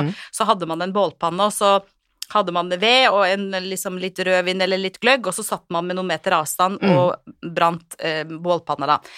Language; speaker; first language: Norwegian; native; Norwegian